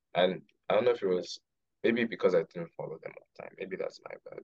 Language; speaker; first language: English; non-native, local second language; Yoruba